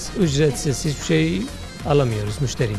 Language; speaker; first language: Turkish; non-native, learner; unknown